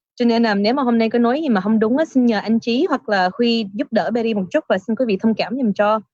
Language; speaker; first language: Vietnamese; early bilingual, heritage; Vietnamese